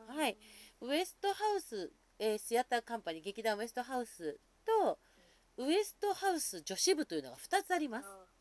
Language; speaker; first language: Japanese; native; Japanese